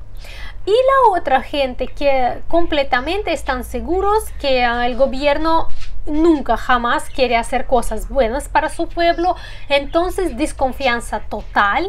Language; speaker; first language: Spanish; non-native, fluent; Russian